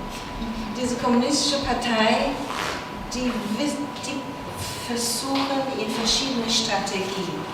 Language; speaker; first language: German; non-native, fluent; Chinese